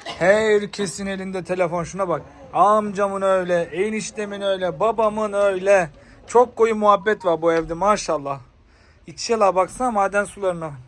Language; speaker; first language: Turkish; native; Turkish